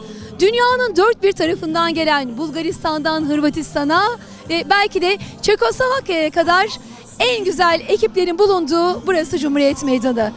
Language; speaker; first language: Turkish; native; Turkish